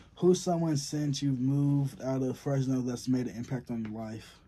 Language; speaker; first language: English; native; English